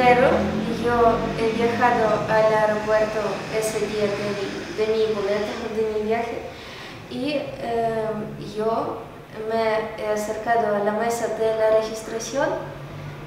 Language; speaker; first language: Spanish; non-native, learner; Ukrainian